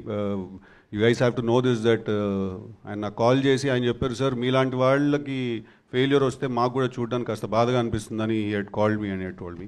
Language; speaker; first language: Telugu; native; Telugu